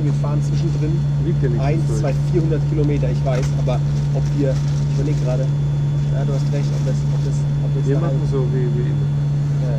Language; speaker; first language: German; native; German